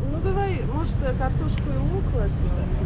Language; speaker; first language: Russian; native; Russian